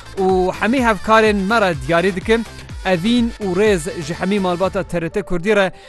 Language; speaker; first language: Kurdish; native; Kurdish